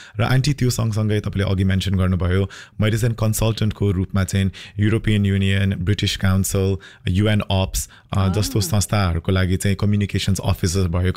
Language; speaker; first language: Nepali; early bilingual, heritage; Nepali